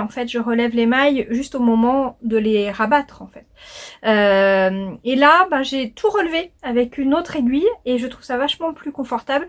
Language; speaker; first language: French; native; French